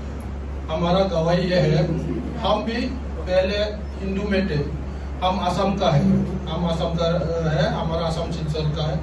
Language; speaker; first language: Hindi; non-native, local second language; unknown